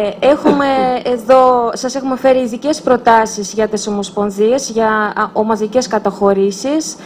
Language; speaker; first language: Greek; non-native, fluent; Russian